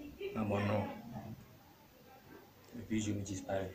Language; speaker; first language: French; non-native, local second language; Ewe